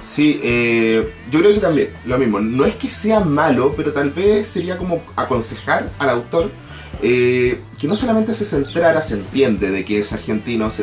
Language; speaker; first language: Spanish; native; Spanish